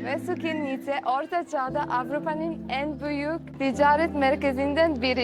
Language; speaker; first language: Turkish; non-native, learner; Polish